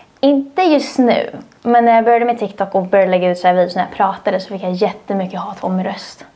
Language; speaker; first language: Swedish; early bilingual, other home language; Russian